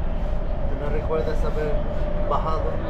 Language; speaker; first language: Spanish; non-native, fluent; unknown